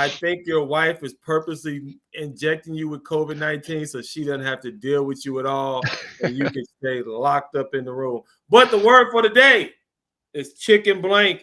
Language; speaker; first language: English; native; English